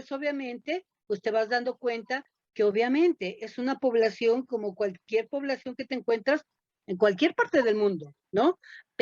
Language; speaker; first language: Spanish; native; Spanish